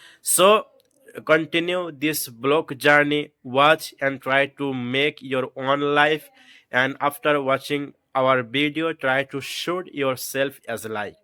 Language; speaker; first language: English; non-native, learner; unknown